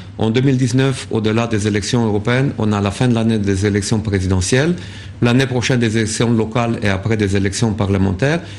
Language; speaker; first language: French; non-native, fluent; Romanian